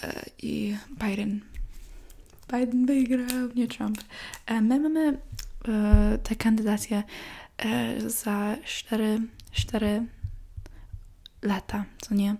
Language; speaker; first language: Polish; early bilingual, heritage; English